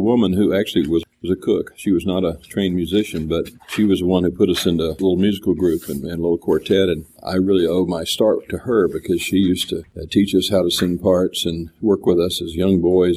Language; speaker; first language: English; native; English